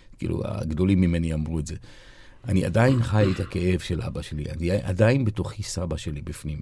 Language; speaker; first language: Hebrew; non-native, local second language; Arabic